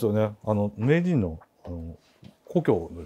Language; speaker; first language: Japanese; native; Japanese